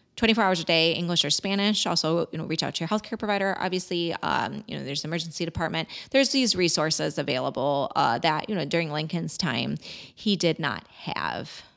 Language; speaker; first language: English; native; English